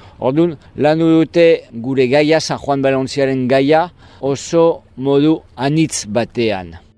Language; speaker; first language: Basque; non-native, fluent; French